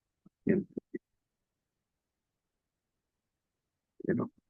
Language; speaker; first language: Chinese; non-native, learner; Indonesian